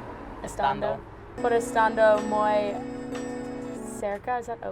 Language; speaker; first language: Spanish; non-native, learner; English